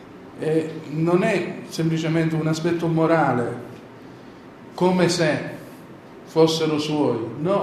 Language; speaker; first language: Italian; native; Italian